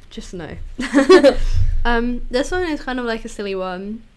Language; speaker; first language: English; native; English